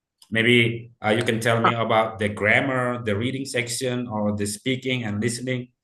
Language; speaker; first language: English; non-native, fluent; Indonesian